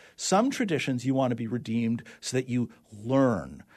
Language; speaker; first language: English; native; English